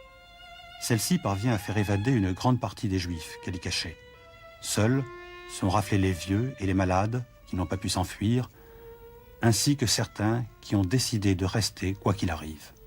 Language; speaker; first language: French; native; French